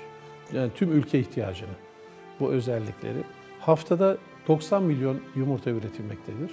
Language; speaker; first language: Turkish; native; Turkish